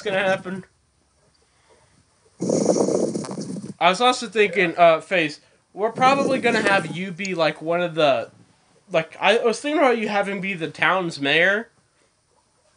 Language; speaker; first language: English; native; English